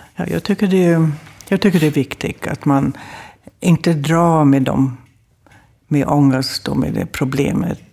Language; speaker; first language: Swedish; non-native, fluent; German